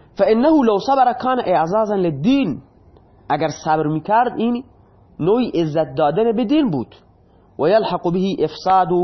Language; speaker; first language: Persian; non-native, local second language; Baluchi